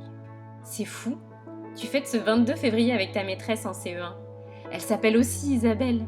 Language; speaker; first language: French; native; French